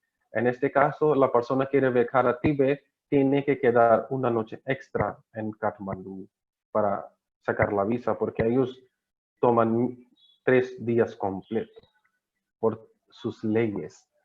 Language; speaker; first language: Spanish; non-native, learner; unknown